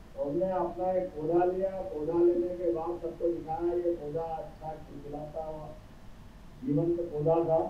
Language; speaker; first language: Hindi; native; Hindi